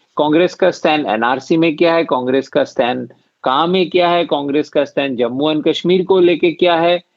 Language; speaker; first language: Hindi; non-native, local second language; Assamese